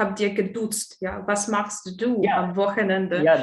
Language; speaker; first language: German; non-native, fluent; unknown